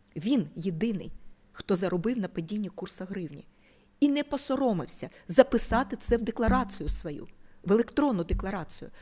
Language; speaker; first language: Ukrainian; non-native, local second language; Russian